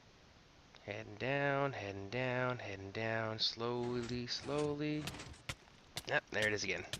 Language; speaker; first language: English; native; English